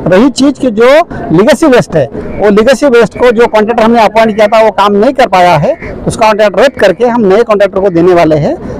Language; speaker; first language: Hindi; non-native, local second language; Marathi